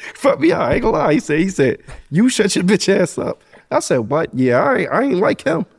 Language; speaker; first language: English; native; English